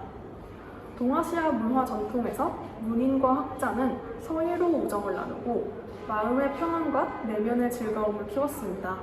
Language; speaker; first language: Korean; native; Korean